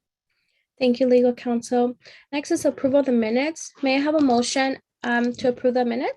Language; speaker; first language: English; native; English